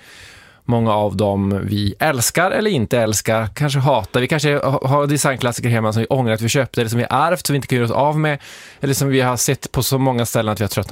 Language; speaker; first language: Swedish; native; Swedish